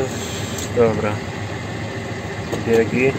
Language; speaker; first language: Polish; native; Polish